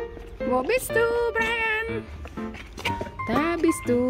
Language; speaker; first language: German; non-native, learner; Thai